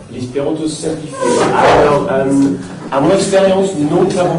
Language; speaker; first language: French; non-native, fluent; English